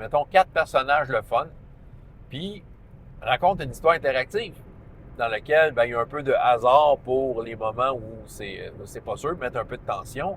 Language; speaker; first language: French; native; French